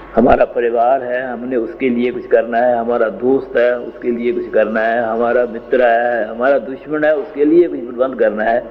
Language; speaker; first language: Hindi; non-native, local second language; Punjabi